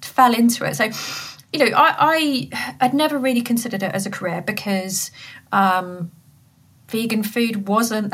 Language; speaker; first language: English; native; English